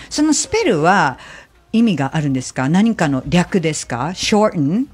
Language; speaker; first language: Japanese; native; Japanese